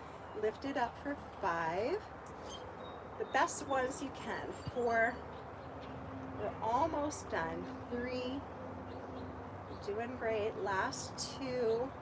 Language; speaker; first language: English; native; English